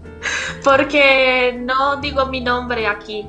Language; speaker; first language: Spanish; non-native, fluent; Portuguese